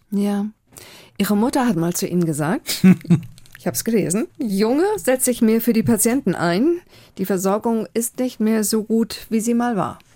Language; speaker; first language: German; native; German